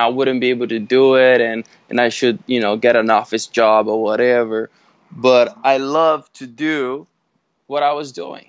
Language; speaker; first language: English; non-native, fluent; Portuguese